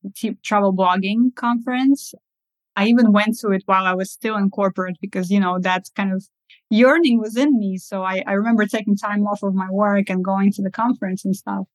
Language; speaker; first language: English; early bilingual, other home language; Russian